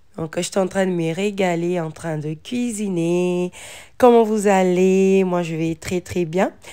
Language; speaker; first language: French; non-native, local second language; Lingala